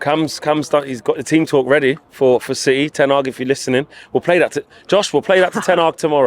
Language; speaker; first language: English; native; English